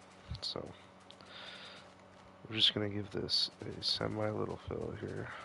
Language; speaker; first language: English; native; English